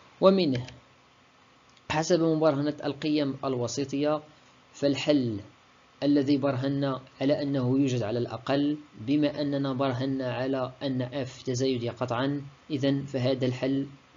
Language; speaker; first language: Arabic; native; Arabic